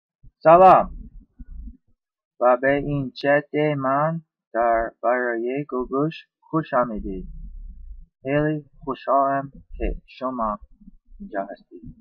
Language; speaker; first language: Persian; non-native, learner; English